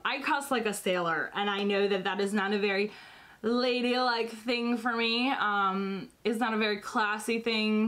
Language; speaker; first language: English; native; English